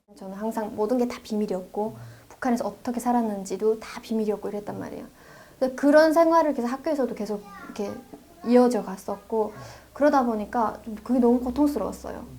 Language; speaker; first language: Korean; native; Korean